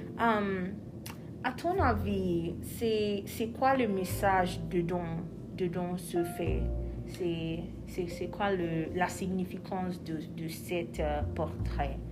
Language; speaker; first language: French; non-native, learner; English